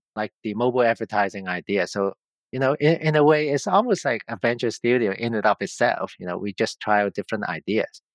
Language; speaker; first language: English; non-native, local second language; Cantonese